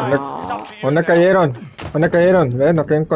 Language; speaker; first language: Spanish; early bilingual, heritage; Spanish